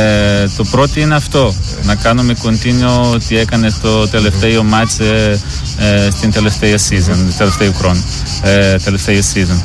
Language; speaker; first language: Greek; non-native, learner; Portuguese